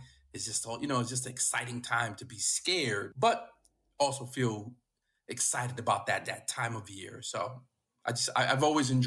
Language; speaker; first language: English; native; English